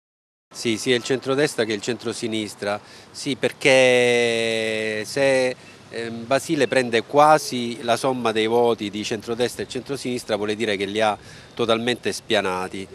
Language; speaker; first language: Italian; native; Italian